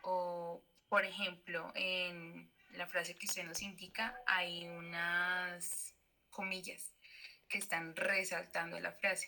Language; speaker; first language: Spanish; native; Spanish